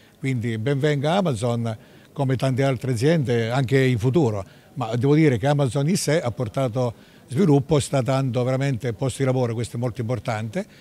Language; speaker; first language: Italian; native; Italian